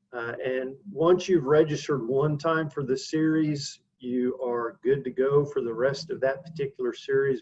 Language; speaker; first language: English; native; English